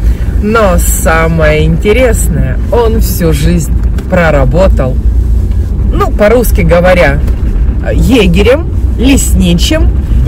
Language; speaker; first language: Russian; native; Russian